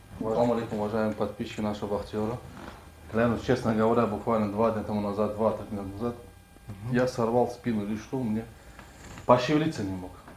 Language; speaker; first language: Russian; non-native, fluent; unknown